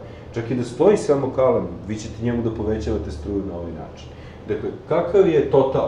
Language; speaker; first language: Serbian; native; Serbian